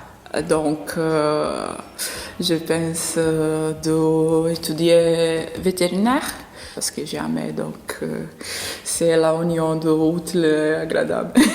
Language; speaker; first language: French; non-native, learner; Portuguese